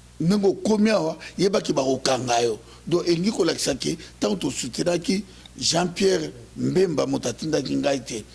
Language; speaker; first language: Lingala; native; Lingala